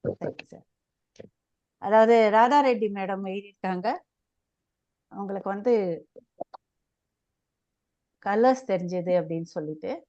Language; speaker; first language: Tamil; native; Tamil